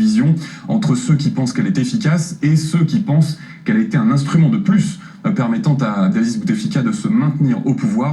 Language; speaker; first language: French; native; French